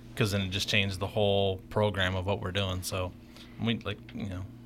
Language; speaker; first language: English; native; English